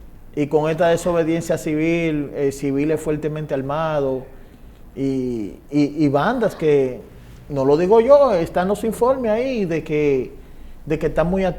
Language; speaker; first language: Spanish; native; Spanish